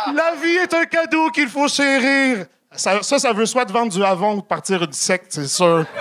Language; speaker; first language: French; native; French